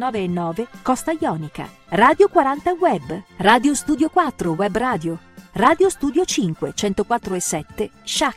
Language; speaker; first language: Italian; native; Italian